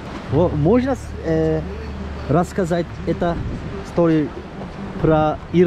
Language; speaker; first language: Russian; non-native, learner; Turkish